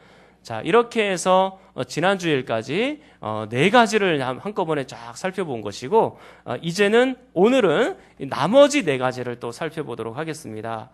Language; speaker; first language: Korean; native; Korean